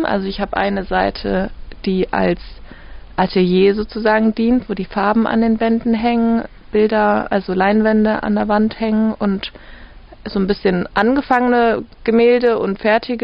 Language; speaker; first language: German; native; German